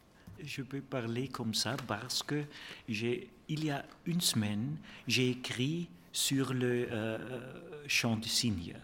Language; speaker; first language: French; non-native, fluent; German